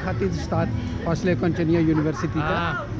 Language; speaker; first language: Russian; non-native, learner; Urdu